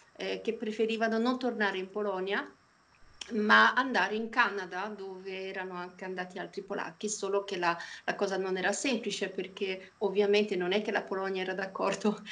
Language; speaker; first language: Italian; non-native, fluent; Polish